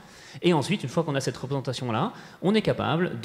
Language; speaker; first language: French; native; French